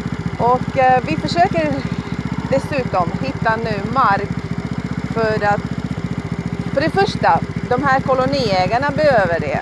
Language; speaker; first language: Swedish; non-native, fluent; Latvian